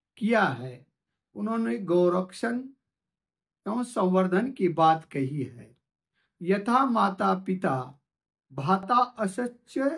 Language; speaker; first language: Hindi; non-native, local second language; Marathi